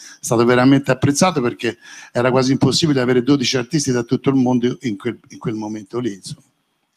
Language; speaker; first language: Italian; native; Italian